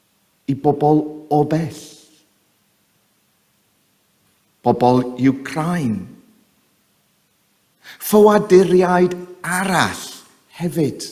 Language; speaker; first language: Welsh; non-native, fluent; English